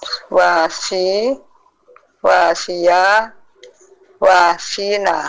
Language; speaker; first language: Arabic; non-native, learner; Indonesian